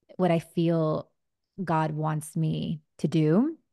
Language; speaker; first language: English; early bilingual, other home language; Spanish